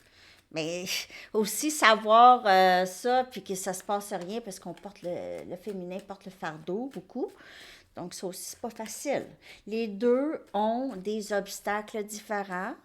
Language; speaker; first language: French; native; French